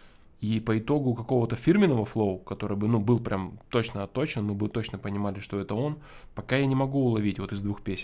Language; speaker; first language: Russian; native; Russian